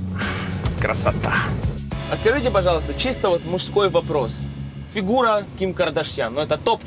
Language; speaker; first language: Russian; native; Russian